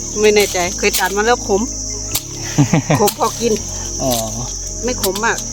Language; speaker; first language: Thai; native; Thai